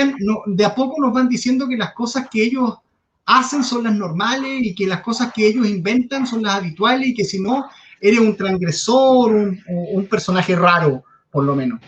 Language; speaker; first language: Spanish; native; Spanish